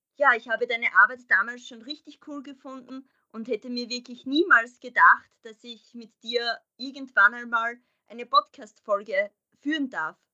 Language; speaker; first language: German; native; German